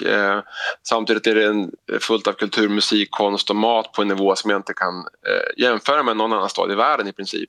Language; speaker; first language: Swedish; native; Swedish